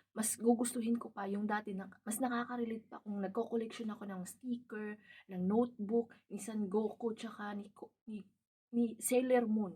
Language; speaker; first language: Filipino; non-native, local second language; Cebuano